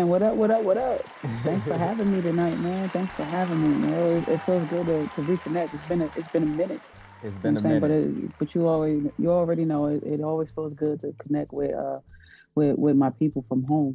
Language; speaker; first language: English; native; English